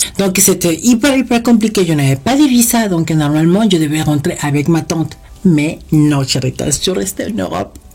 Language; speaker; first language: French; non-native, fluent; Spanish